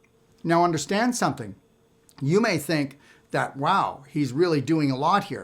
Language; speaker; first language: English; native; English